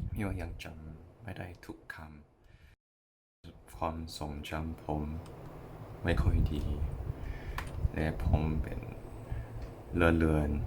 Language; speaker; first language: Thai; non-native, learner; English